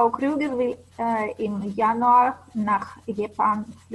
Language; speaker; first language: German; non-native, learner; Russian